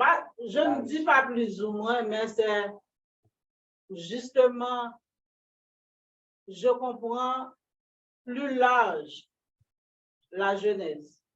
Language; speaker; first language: French; non-native, local second language; Haitian Creole